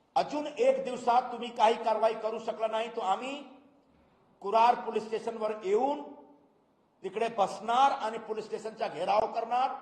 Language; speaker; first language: Marathi; non-native, local second language; Hindi